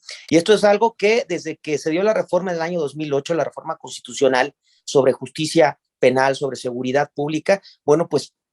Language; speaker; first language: Spanish; native; Spanish